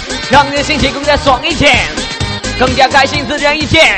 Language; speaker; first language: Chinese; native; Chinese